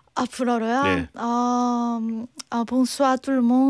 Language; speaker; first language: French; non-native, learner; Korean